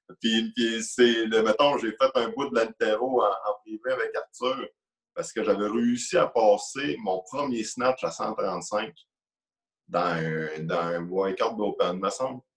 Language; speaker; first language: French; native; French